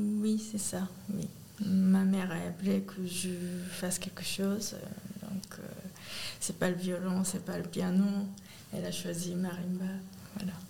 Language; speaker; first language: French; non-native, fluent; Japanese